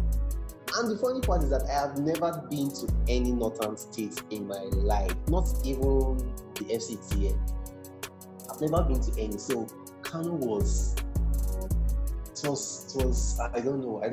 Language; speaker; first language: English; non-native, local second language; Igbo